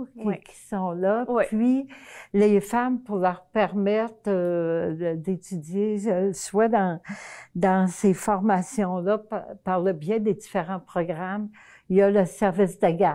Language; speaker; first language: French; native; French